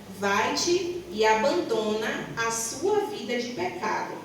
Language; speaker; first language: Portuguese; native; Portuguese